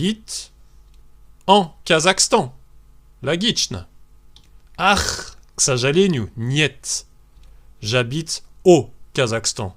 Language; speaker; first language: French; native; French